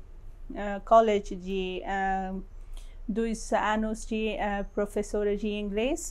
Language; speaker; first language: Portuguese; non-native, learner; Persian